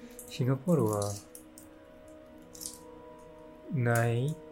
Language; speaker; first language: Japanese; non-native, learner; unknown